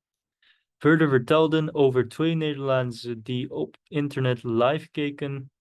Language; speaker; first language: Dutch; non-native, learner; Korean